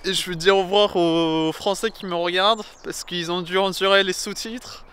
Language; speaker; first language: French; non-native, fluent; English